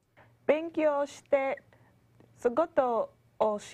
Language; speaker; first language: Japanese; non-native, learner; English